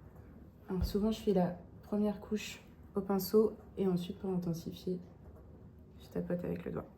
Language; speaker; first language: French; native; French